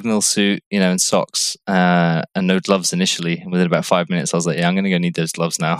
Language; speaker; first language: English; native; English